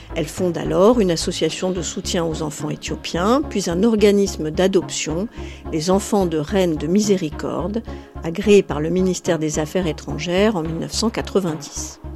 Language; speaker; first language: French; native; French